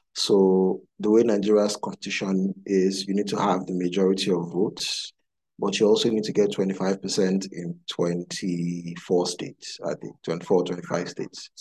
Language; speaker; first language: English; non-native, local second language; Yoruba